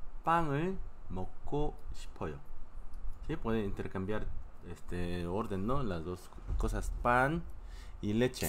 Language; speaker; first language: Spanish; non-native, fluent; Korean